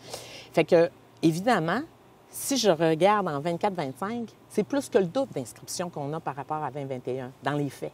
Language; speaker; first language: French; native; French